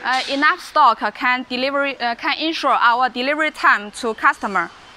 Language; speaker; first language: English; non-native, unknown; Chinese